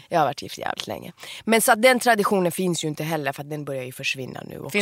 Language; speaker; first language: Swedish; early bilingual, other home language; Persian